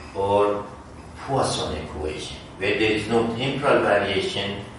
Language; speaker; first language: English; non-native, fluent; Persian